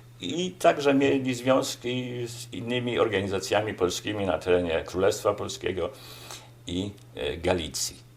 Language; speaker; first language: Polish; native; Polish